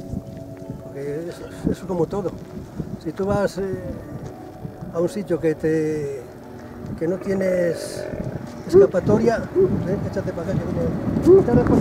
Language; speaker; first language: Spanish; native; Spanish